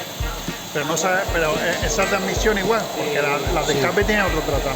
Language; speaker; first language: Spanish; native; Spanish